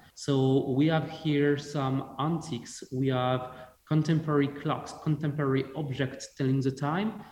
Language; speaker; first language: English; non-native, fluent; French